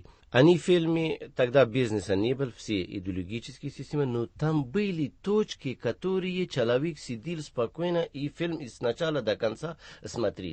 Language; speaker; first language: Russian; non-native, learner; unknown